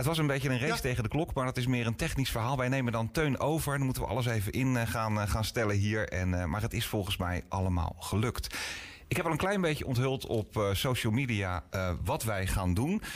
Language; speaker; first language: Dutch; native; Dutch